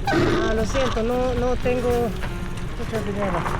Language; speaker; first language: Spanish; non-native, learner; Japanese